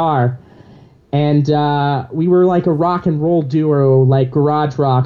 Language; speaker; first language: English; native; English